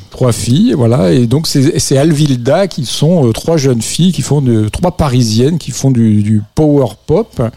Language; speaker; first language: French; native; French